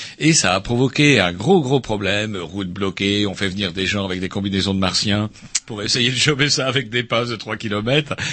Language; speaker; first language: French; native; French